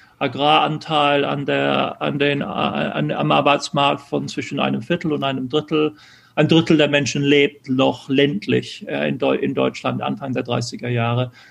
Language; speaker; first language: German; early bilingual, other home language; English